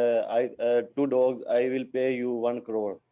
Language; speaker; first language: English; non-native, learner; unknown